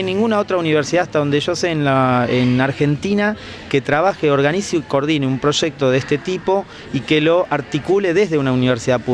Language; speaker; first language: Spanish; native; Spanish